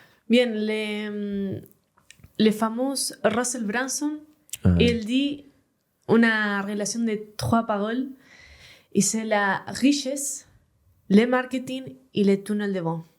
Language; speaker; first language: French; non-native, learner; Spanish